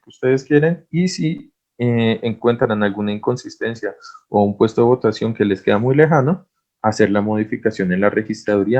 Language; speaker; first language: Spanish; native; Spanish